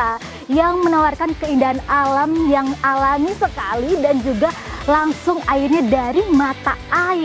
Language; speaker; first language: Indonesian; native; Indonesian